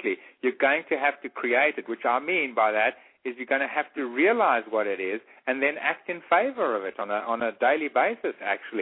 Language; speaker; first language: English; native; English